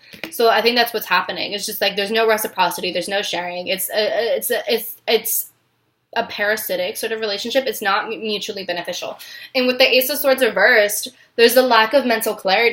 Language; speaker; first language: English; native; English